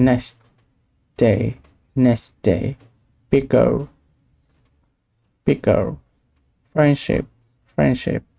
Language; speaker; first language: English; non-native, learner; Vietnamese